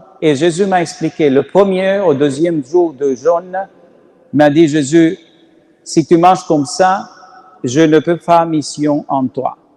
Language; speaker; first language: French; non-native, learner; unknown